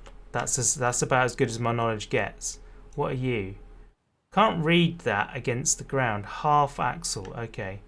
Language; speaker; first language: English; native; English